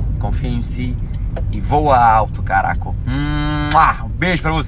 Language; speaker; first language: Portuguese; non-native, fluent; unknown